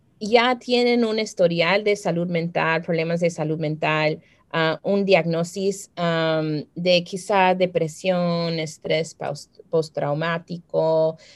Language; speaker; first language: Spanish; early bilingual, heritage; Spanish